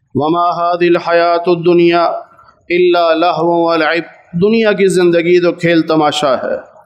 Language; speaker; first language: Urdu; non-native, local second language; Punjabi